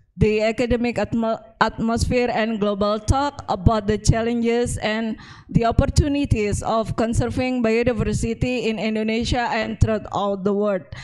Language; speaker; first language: English; non-native, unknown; Indonesian